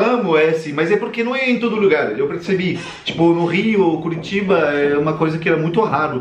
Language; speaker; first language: Portuguese; non-native, fluent; French